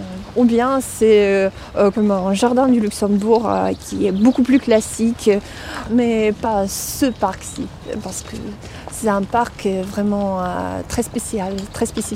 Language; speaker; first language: French; non-native, fluent; Russian